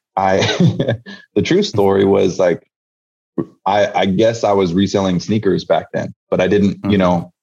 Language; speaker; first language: English; native; English